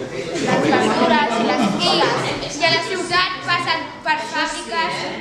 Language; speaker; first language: Catalan; non-native, local second language; Spanish